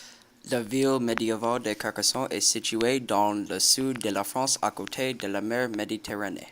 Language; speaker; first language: French; non-native, learner; English